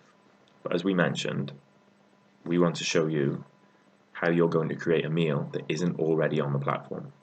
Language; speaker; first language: English; native; English